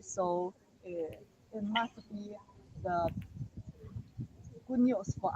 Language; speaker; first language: English; non-native, learner; Chinese